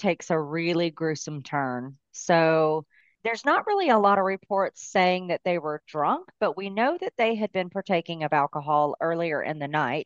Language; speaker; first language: English; native; English